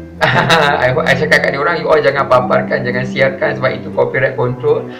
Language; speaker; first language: Malay; native; Malay